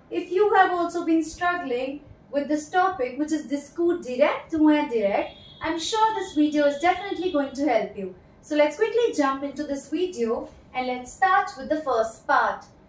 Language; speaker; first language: English; non-native, local second language; Hindi